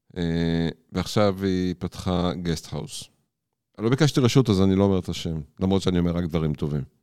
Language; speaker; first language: Hebrew; native; Hebrew